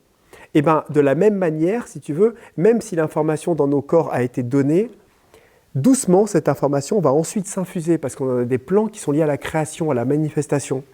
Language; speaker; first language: French; native; French